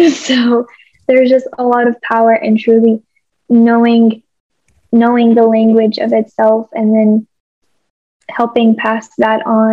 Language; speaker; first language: English; early bilingual, other home language; Bosnian